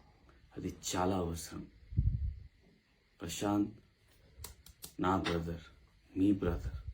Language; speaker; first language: Telugu; non-native, learner; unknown